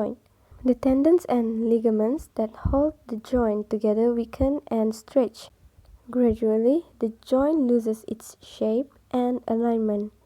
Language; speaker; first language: English; non-native, local second language; Malay